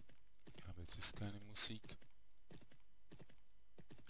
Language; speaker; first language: German; native; German